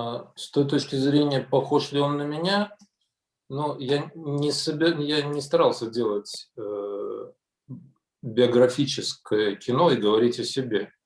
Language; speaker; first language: Russian; native; Russian